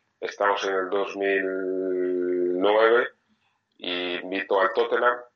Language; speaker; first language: Spanish; non-native, fluent; French